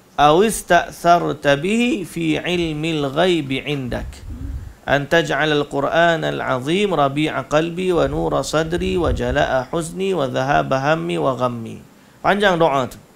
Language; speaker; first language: Arabic; non-native, fluent; Malay